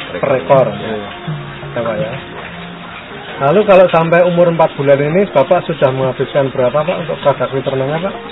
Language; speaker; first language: Indonesian; native; Indonesian